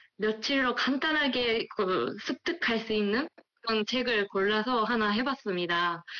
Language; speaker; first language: Korean; non-native, fluent; Japanese